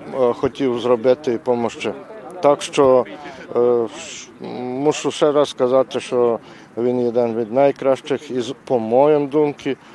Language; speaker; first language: Ukrainian; early bilingual, heritage; Ukrainian